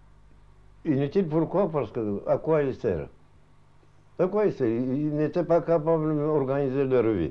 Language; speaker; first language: French; non-native, fluent; Russian